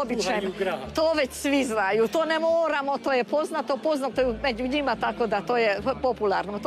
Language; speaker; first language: Croatian; early bilingual, heritage; Croatian